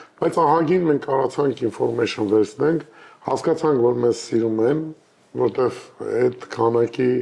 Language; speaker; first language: Armenian; native; Armenian